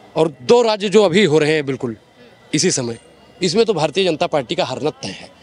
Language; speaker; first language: Hindi; native; Hindi